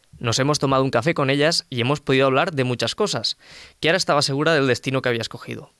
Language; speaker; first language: Spanish; native; Spanish